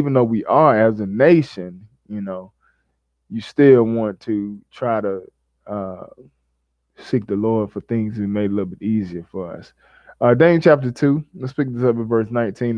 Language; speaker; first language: English; native; English